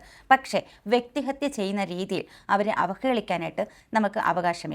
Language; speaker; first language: Malayalam; native; Malayalam